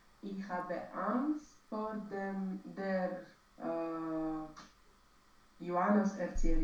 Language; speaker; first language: German; non-native, learner; Romanian